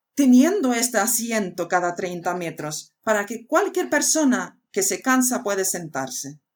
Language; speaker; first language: Spanish; non-native, fluent; Swedish